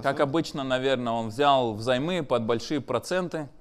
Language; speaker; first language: Russian; native; Russian